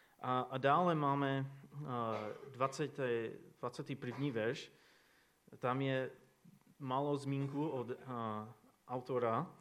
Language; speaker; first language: Czech; non-native, fluent; English